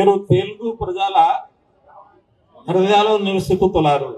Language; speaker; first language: Telugu; non-native, learner; Hindi